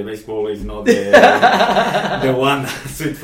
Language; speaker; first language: English; non-native, fluent; Spanish